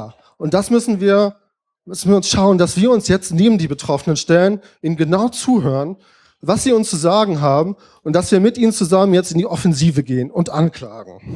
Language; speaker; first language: German; native; German